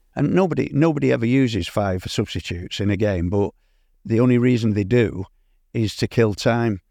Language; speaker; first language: English; native; English